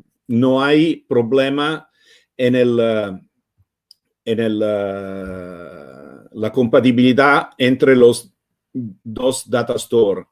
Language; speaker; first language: Spanish; non-native, fluent; Italian